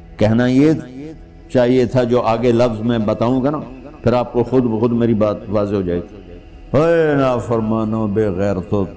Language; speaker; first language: Urdu; non-native, local second language; Punjabi